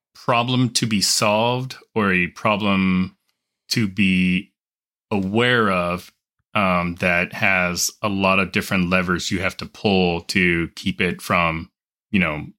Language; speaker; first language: English; native; English